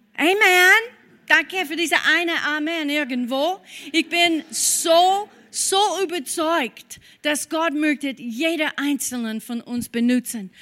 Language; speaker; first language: German; non-native, fluent; English